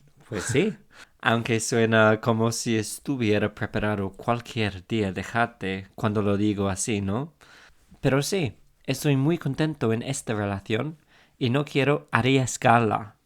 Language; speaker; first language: Spanish; non-native, fluent; English